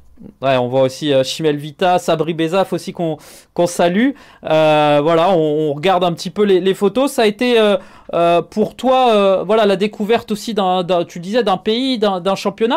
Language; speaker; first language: French; native; French